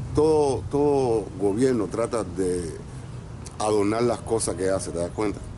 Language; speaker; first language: Spanish; native; Spanish